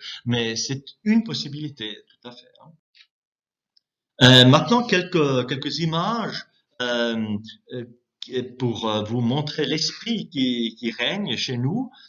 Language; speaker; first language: French; non-native, local second language; German